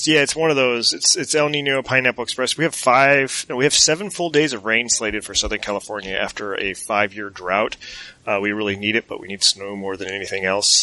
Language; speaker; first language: English; native; English